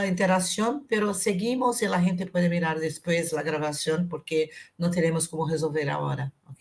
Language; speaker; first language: Spanish; non-native, fluent; Portuguese